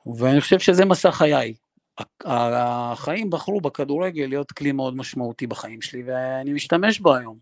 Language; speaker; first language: Hebrew; early bilingual, other home language; Russian